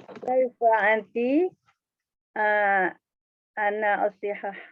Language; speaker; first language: Arabic; non-native, learner; Malay